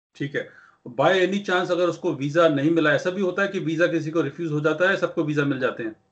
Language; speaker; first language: Hindi; non-native, local second language; Punjabi